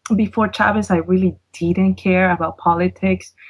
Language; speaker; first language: English; non-native, fluent; Spanish